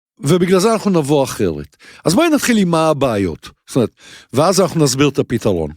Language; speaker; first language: Hebrew; native; Hebrew